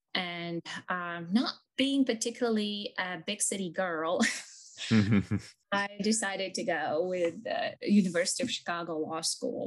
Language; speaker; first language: English; non-native, fluent; Ukrainian